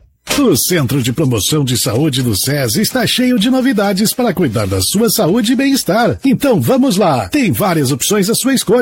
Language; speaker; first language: Portuguese; native; Portuguese